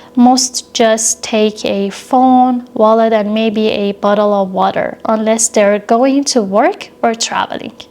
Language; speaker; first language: English; non-native, fluent; Persian